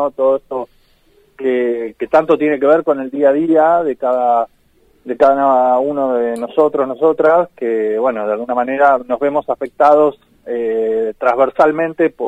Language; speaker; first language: Spanish; native; Spanish